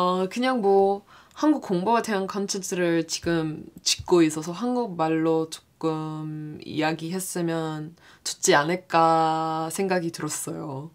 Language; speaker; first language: Korean; non-native, fluent; English